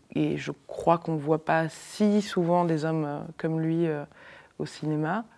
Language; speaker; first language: French; native; French